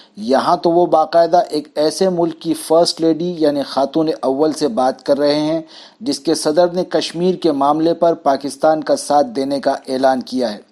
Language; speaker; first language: Urdu; native; Urdu